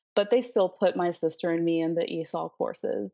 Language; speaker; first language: English; early bilingual, other home language; Spanish